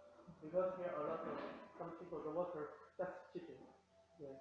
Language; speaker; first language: English; non-native, learner; Polish